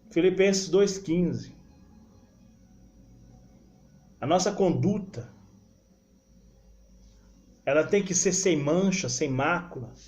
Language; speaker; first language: Portuguese; native; Portuguese